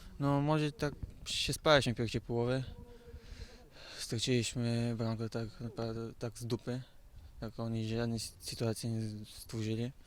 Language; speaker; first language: Polish; non-native, learner; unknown